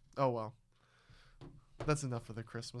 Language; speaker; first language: English; native; English